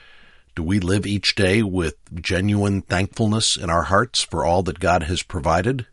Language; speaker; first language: English; native; English